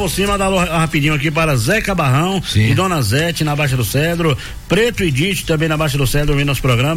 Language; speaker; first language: Portuguese; native; Portuguese